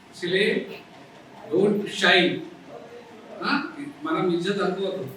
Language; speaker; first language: Hindi; non-native, local second language; Kannada